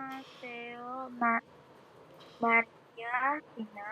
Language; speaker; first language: Korean; non-native, learner; Indonesian